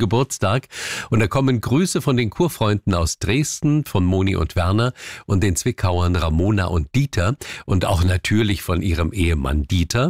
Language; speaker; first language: German; native; German